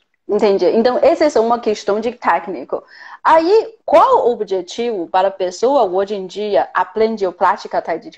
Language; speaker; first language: Portuguese; non-native, fluent; Chinese